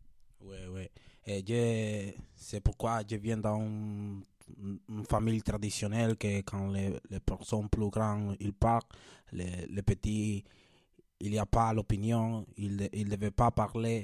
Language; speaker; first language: French; non-native, learner; Spanish